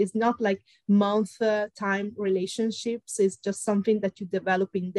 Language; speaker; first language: English; non-native, fluent; Italian